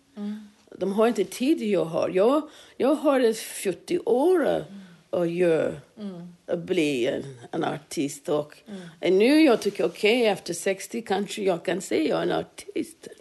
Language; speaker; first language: Swedish; non-native, fluent; English